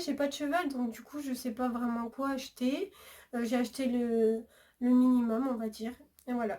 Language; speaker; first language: French; native; French